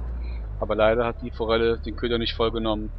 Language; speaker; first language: German; native; German